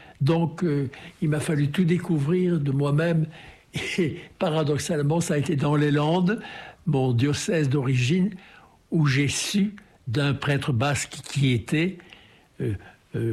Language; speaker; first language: French; native; French